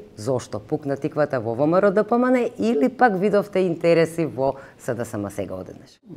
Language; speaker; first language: Macedonian; native; Macedonian